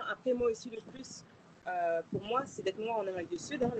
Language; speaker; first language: French; native; French